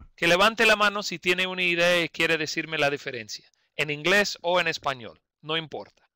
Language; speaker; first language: Spanish; non-native, fluent; English